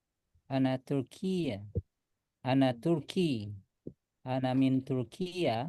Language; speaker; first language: Arabic; non-native, learner; Indonesian